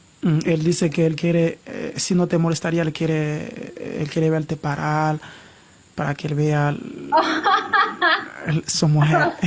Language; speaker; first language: Spanish; non-native, learner; Haitian Creole